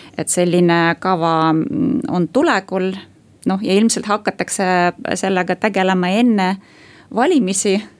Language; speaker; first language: Estonian; non-native, local second language; Russian